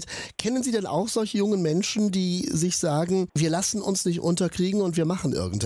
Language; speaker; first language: German; native; German